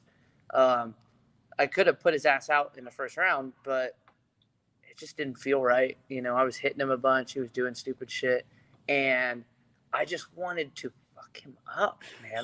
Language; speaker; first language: English; native; English